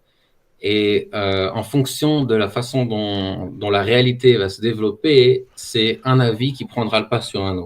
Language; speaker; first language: French; native; French